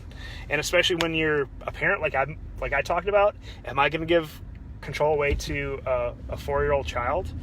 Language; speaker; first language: English; native; English